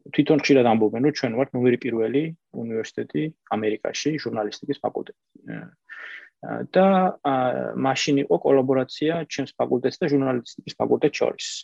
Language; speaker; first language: Georgian; native; Georgian